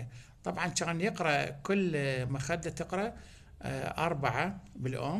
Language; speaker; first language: Arabic; native; Arabic